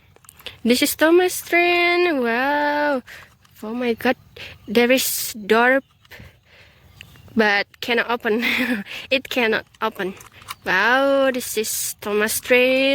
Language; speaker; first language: English; non-native, learner; Indonesian